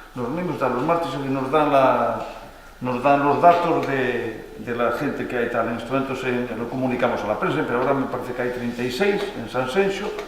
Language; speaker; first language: Spanish; non-native, local second language; Galician